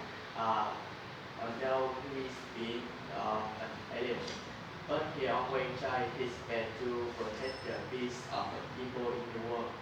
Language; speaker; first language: English; non-native, learner; Vietnamese